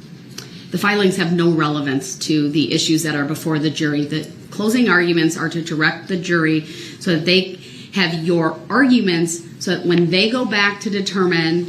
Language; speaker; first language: English; native; English